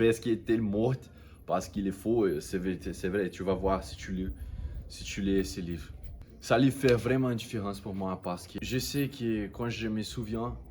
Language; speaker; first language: French; non-native, learner; Portuguese